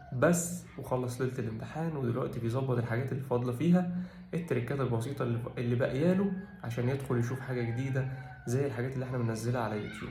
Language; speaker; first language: Arabic; native; Arabic